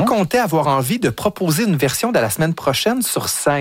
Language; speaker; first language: French; native; French